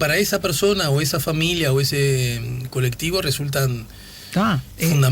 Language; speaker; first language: Spanish; native; Spanish